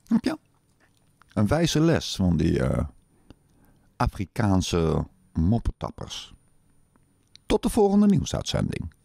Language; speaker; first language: Dutch; native; Dutch